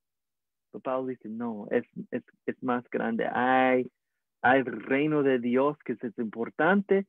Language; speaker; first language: Spanish; early bilingual, heritage; English